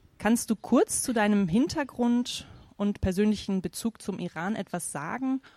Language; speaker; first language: German; native; German